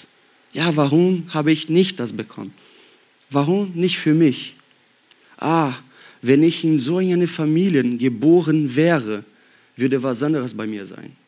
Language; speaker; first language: German; non-native, fluent; Portuguese